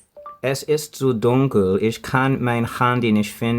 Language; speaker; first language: German; non-native, learner; English